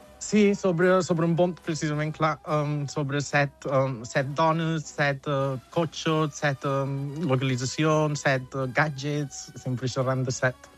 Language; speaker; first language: Catalan; native; Catalan